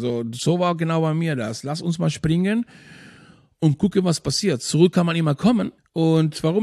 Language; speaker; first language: German; non-native, fluent; Spanish